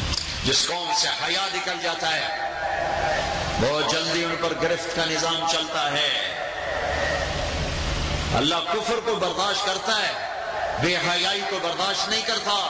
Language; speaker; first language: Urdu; non-native, local second language; Punjabi